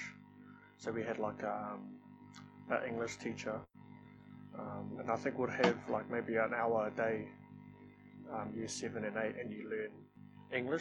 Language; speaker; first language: English; non-native, local second language; Māori